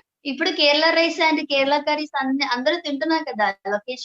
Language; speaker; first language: Telugu; non-native, learner; Malayalam